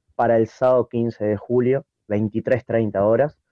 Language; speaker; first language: Spanish; native; Spanish